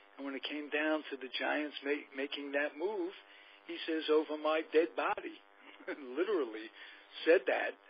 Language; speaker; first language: English; native; English